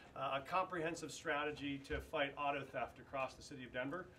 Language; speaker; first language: English; native; English